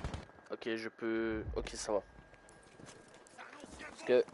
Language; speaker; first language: French; native; French